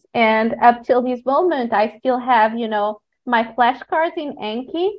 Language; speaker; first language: English; non-native, fluent; Portuguese